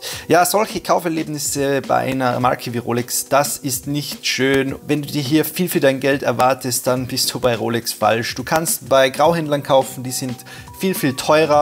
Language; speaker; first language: German; native; German